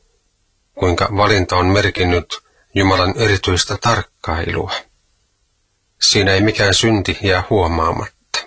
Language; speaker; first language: Finnish; native; Finnish